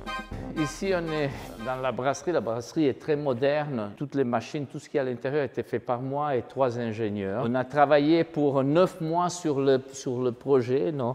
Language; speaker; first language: French; non-native, fluent; Italian